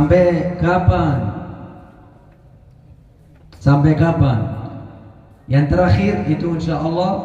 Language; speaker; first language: Indonesian; non-native, fluent; Arabic